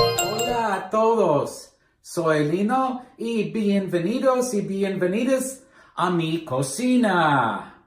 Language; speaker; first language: Spanish; non-native, learner; English